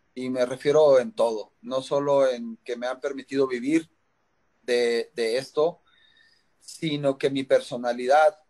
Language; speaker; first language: Spanish; native; Spanish